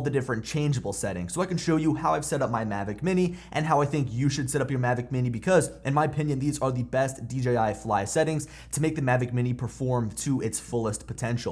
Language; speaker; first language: English; native; English